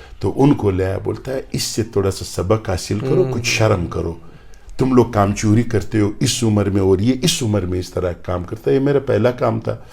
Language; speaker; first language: Urdu; non-native, local second language; Pashto